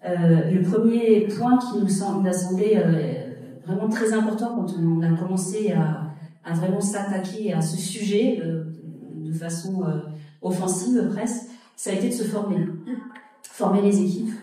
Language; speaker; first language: French; native; French